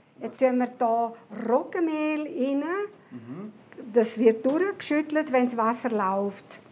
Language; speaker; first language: German; non-native, local second language; Romansh